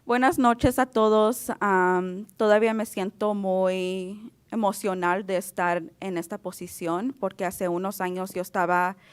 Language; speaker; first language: Spanish; early bilingual, other home language; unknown